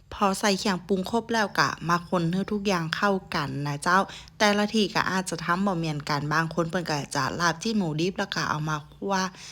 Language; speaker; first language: Thai; native; Thai